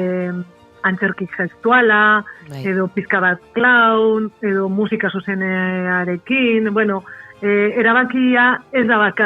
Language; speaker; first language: Basque; non-native, local second language; Spanish